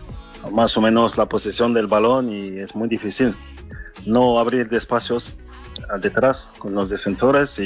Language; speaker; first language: Spanish; non-native, fluent; French